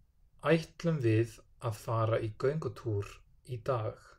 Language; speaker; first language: Icelandic; non-native, fluent; English